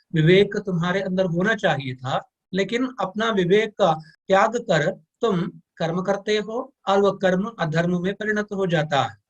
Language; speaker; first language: Hindi; non-native, local second language; Kannada